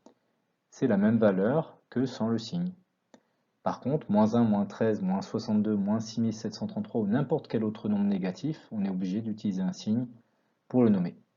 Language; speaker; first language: French; native; French